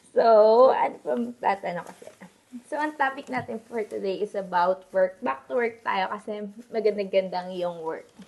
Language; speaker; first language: Filipino; native; Filipino